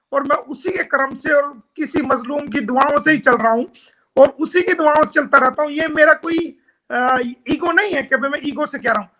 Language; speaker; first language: Hindi; native; Hindi